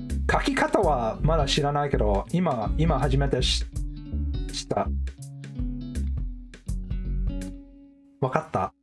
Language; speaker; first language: Japanese; non-native, learner; Cantonese